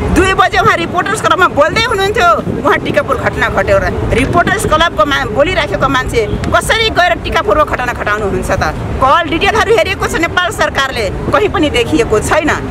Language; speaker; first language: Nepali; non-native, local second language; Rana Tharu